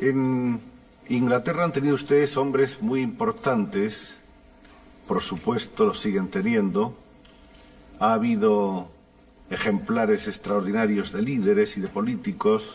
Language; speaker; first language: Spanish; native; Spanish